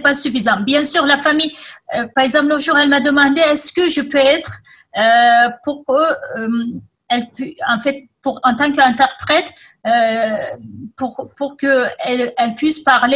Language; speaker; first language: French; non-native, fluent; Kurdish